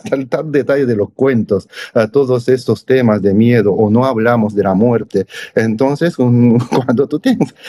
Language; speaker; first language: Spanish; non-native, fluent; Japanese